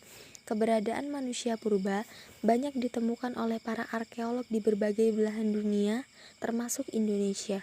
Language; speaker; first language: Indonesian; native; Indonesian